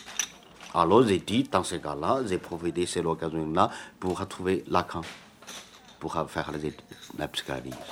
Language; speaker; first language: French; non-native, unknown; Chinese